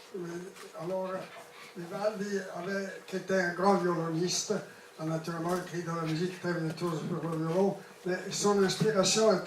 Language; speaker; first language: French; non-native, fluent; Italian